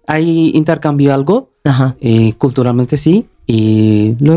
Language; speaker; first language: Spanish; non-native, learner; Bangla